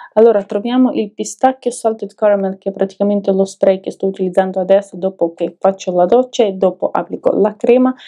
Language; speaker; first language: Italian; non-native, fluent; Ukrainian